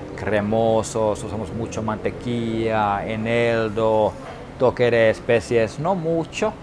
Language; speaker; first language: Spanish; non-native, learner; Finnish